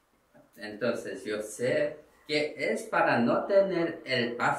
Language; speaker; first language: Spanish; non-native, learner; Korean